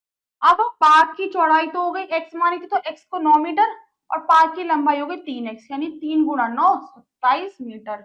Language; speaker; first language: Hindi; native; Hindi